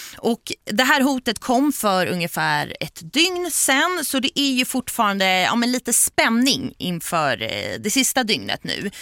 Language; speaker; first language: Swedish; native; Swedish